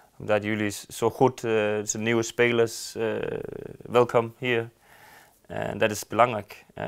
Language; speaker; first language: Dutch; non-native, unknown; Danish